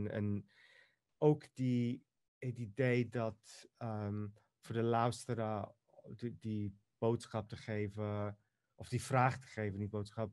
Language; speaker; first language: Dutch; non-native, fluent; Greek